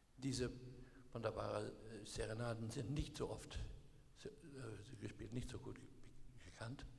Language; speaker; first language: German; non-native, learner; English